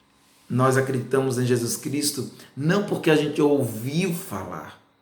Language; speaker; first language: Portuguese; native; Portuguese